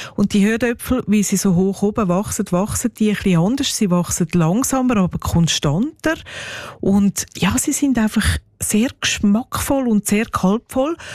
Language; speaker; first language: German; native; German